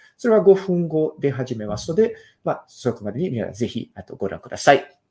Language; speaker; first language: Japanese; non-native, fluent; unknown